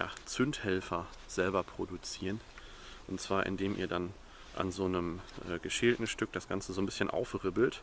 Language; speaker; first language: German; native; German